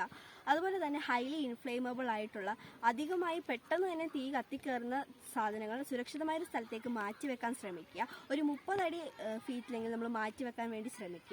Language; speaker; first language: Malayalam; native; Malayalam